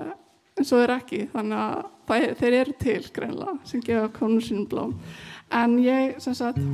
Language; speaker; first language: Icelandic; native; Icelandic